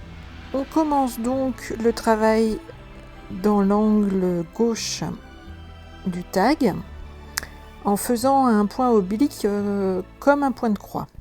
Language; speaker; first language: French; native; French